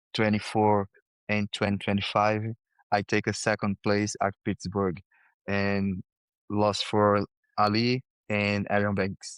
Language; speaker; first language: English; non-native, learner; Portuguese